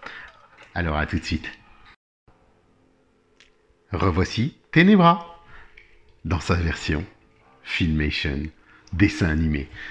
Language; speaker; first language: French; native; French